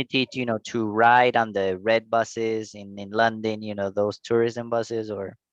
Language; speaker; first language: English; non-native, fluent; Spanish